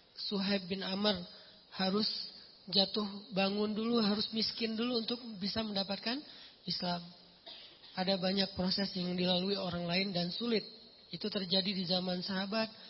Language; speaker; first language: Indonesian; native; Indonesian